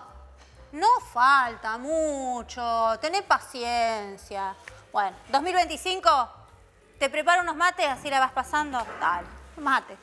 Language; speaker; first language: Spanish; native; Spanish